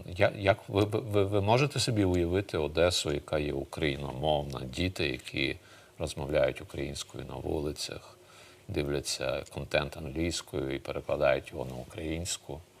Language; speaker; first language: Ukrainian; early bilingual, other home language; Russian